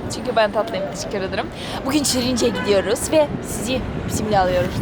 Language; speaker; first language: Turkish; non-native, learner; Russian